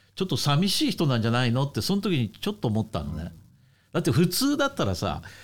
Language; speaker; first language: Japanese; native; Japanese